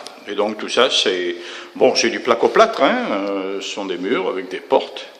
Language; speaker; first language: French; native; French